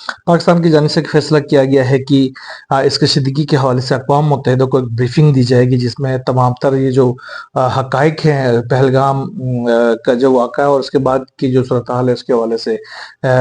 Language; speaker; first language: Urdu; native; Urdu